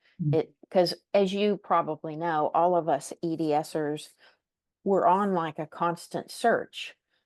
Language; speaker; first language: English; native; English